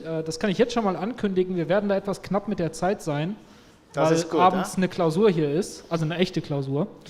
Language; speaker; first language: German; native; German